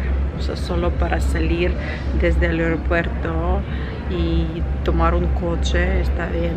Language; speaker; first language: Spanish; non-native, learner; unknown